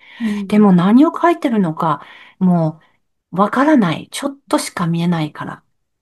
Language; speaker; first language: Japanese; non-native, learner; French